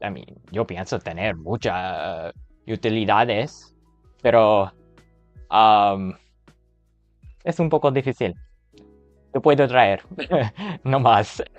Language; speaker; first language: Spanish; non-native, learner; English